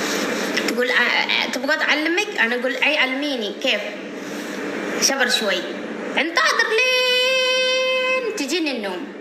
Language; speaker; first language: Arabic; non-native, learner; Indonesian